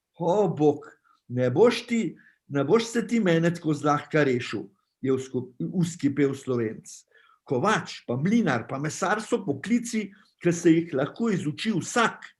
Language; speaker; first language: Slovenian; native; Slovenian